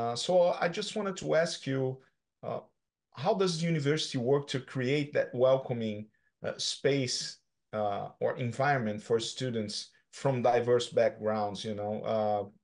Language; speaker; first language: English; non-native, fluent; Portuguese